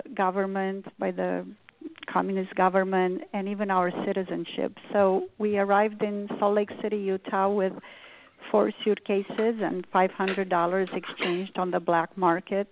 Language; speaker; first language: English; non-native, fluent; Romanian